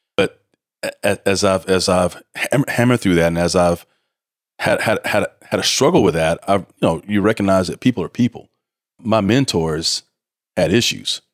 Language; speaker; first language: English; native; English